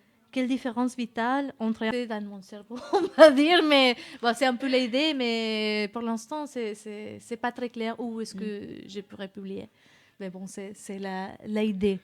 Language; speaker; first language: French; non-native, fluent; Spanish